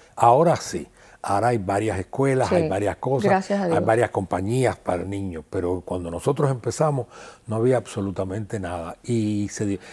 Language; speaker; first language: Spanish; native; Spanish